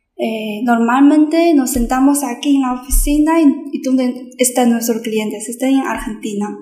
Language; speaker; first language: Spanish; non-native, fluent; Chinese